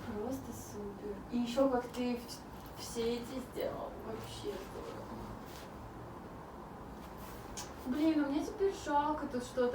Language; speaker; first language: Russian; native; Russian